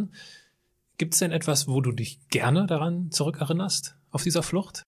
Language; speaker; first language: German; native; German